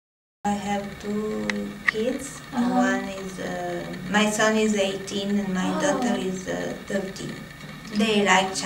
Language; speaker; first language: English; non-native, fluent; Italian